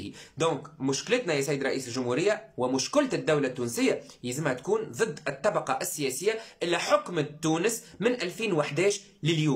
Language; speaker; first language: Arabic; native; Arabic